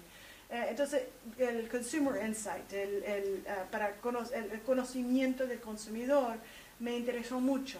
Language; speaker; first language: Spanish; early bilingual, heritage; Spanish